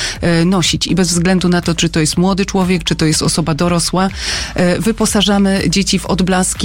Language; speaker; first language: Polish; native; Polish